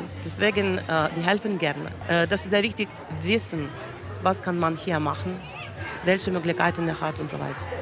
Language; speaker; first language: German; non-native, learner; Russian